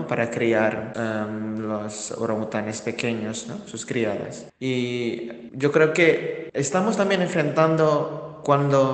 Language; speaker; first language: Spanish; non-native, fluent; Indonesian